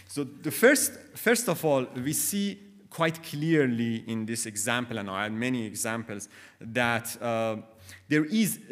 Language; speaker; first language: English; non-native, fluent; Persian